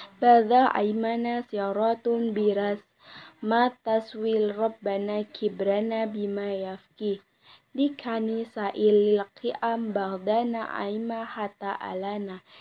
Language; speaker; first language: Arabic; non-native, learner; Indonesian